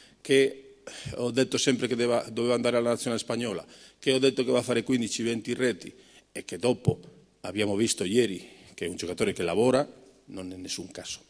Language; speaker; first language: Italian; non-native, fluent; Spanish